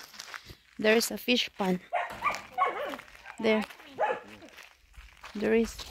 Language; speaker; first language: English; non-native, learner; Filipino